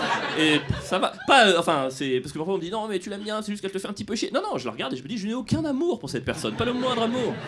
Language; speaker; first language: French; native; French